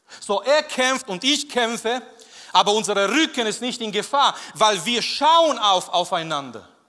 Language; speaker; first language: German; non-native, fluent; Romanian